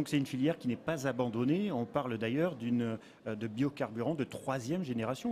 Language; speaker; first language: French; native; French